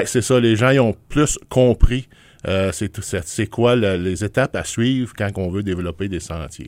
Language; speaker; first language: French; native; French